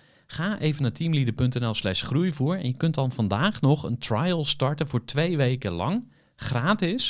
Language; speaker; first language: Dutch; native; Dutch